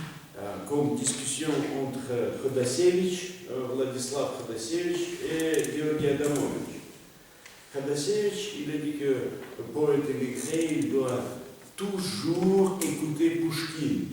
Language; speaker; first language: French; non-native, learner; Russian